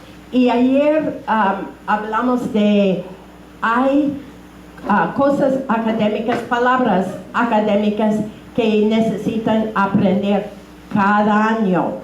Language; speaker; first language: Spanish; non-native, fluent; English